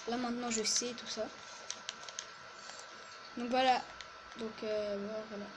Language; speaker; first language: French; native; French